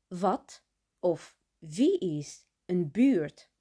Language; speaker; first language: Dutch; non-native, fluent; Arabic